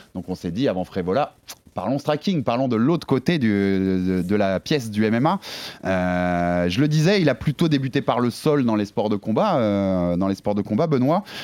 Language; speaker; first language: French; native; French